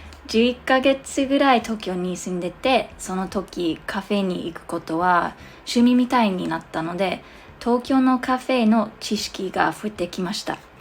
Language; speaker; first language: Japanese; non-native, fluent; English